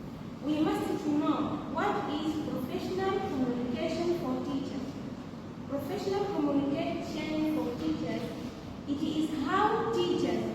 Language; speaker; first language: English; non-native, local second language; Swahili